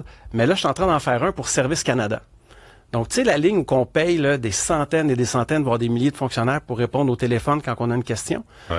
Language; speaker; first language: French; native; French